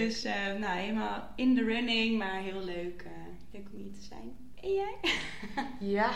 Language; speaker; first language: Dutch; native; Dutch